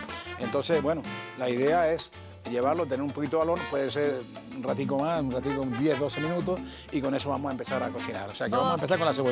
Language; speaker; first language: Spanish; native; Spanish